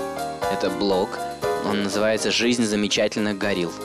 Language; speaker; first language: Russian; native; Russian